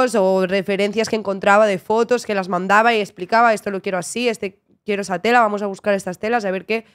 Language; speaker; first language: Spanish; native; Spanish